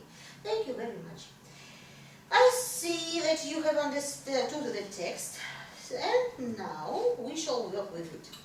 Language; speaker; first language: English; non-native, fluent; Russian